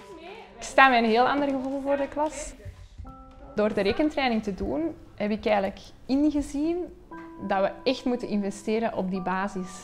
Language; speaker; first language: Dutch; native; Dutch